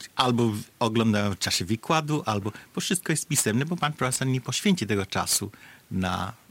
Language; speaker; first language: Polish; non-native, fluent; Bangla